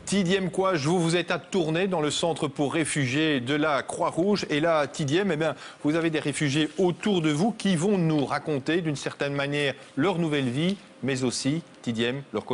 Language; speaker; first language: French; native; French